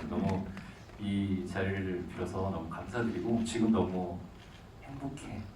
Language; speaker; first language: Korean; native; Korean